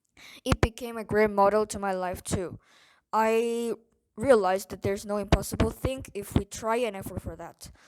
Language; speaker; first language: English; non-native, learner; Korean